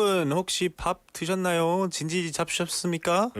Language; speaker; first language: Korean; native; Korean